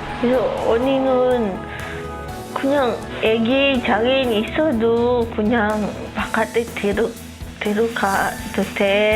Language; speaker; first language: Korean; non-native, learner; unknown